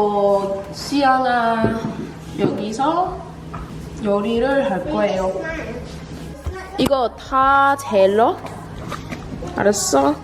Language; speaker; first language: Korean; non-native, learner; English